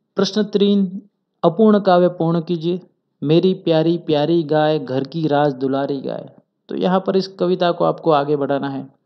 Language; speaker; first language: Hindi; non-native, local second language; Gujarati